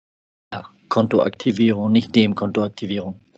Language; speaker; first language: German; native; German